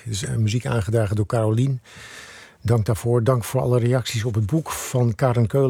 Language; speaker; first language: Dutch; native; Dutch